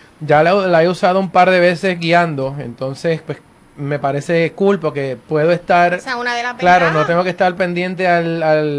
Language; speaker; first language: Spanish; native; Spanish